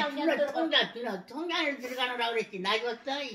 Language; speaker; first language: Korean; native; Korean